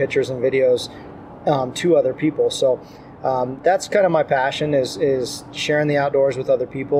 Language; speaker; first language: English; native; English